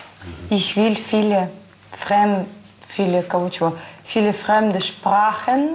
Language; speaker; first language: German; non-native, learner; Russian